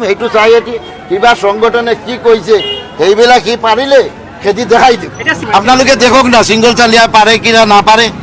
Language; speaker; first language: Assamese; non-native, local second language; Bangla